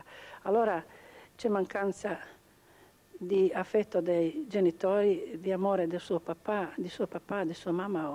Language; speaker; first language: Italian; non-native, local second language; Croatian